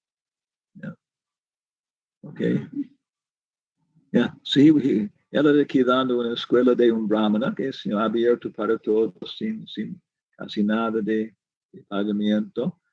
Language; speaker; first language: Spanish; non-native, learner; English